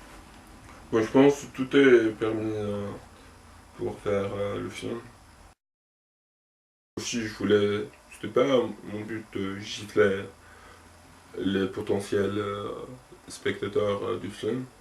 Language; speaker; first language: French; non-native, local second language; Arabic